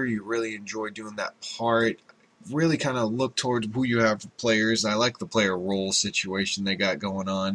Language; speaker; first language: English; native; English